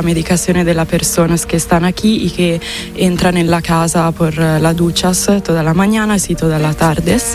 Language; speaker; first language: Spanish; non-native, fluent; Italian